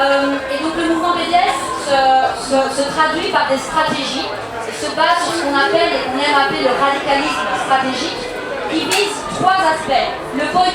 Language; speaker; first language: French; native; French